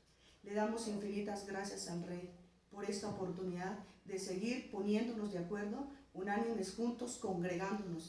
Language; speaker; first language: Spanish; native; Spanish